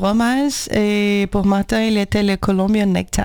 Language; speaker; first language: French; non-native, learner; Portuguese